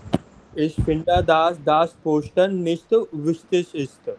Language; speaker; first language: German; non-native, fluent; Hindi